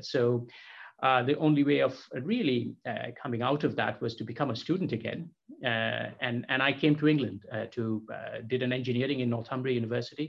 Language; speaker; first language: English; non-native, local second language; Bangla